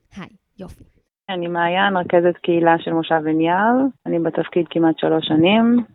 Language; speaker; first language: Hebrew; native; Hebrew